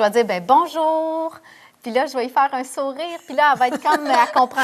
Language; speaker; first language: French; native; French